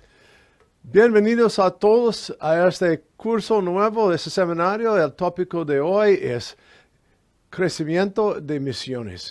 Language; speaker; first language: Spanish; non-native, fluent; English